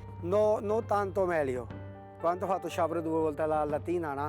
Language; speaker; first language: Italian; non-native, learner; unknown